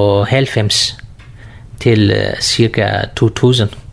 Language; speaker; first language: Danish; non-native, learner; Kurdish